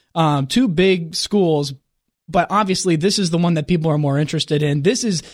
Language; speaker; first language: English; native; English